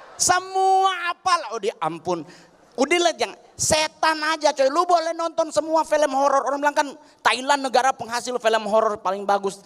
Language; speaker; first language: Indonesian; native; Indonesian